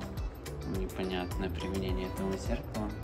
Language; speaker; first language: Russian; native; Russian